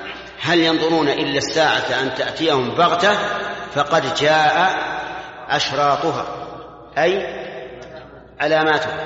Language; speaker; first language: Arabic; native; Arabic